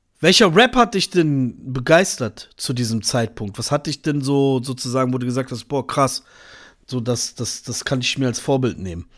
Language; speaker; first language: German; native; German